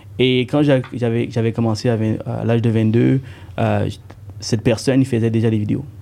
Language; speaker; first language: French; early bilingual, other home language; Tamil